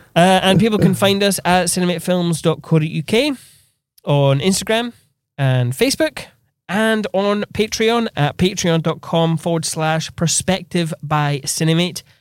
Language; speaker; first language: English; native; English